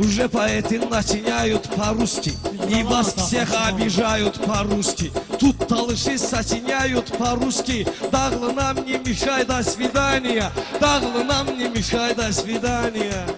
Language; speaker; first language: Russian; non-native, local second language; Talysh